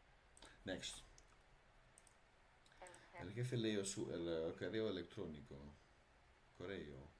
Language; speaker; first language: Spanish; non-native, learner; Dutch